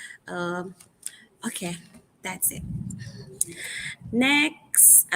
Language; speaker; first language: English; non-native, fluent; Indonesian